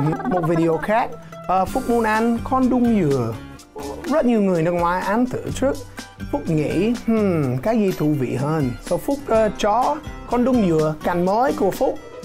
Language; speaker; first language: Vietnamese; non-native, learner; English